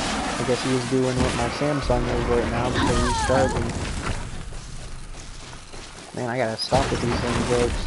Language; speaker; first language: English; native; English